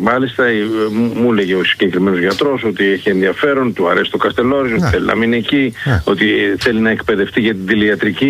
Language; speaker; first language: Greek; native; Greek